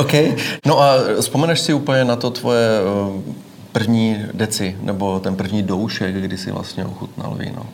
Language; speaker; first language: Czech; native; Czech